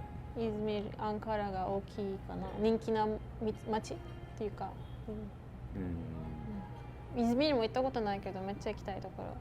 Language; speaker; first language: Japanese; non-native, fluent; Turkish